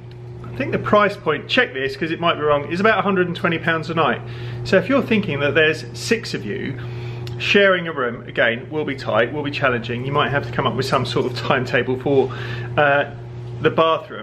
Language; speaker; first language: English; native; English